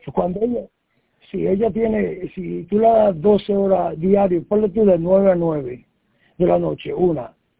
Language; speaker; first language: Spanish; native; Spanish